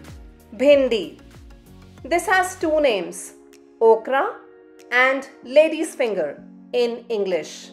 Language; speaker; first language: English; non-native, local second language; Hindi